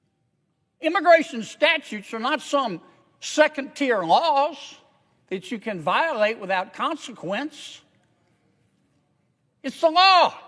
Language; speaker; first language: English; native; English